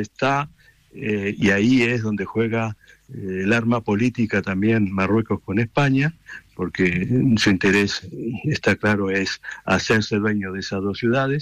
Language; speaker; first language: Spanish; native; Spanish